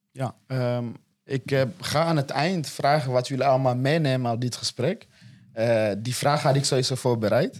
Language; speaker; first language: Dutch; non-native, fluent; Swahili